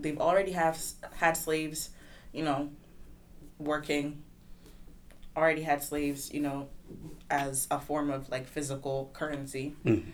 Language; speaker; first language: English; non-native, local second language; Kinyarwanda